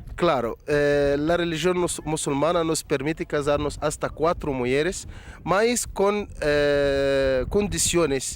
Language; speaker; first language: Portuguese; non-native, fluent; Arabic